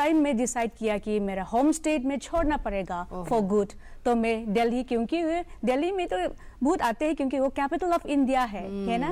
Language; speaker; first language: Hindi; non-native, local second language; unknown